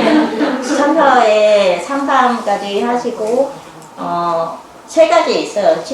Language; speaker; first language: Korean; non-native, learner; Vietnamese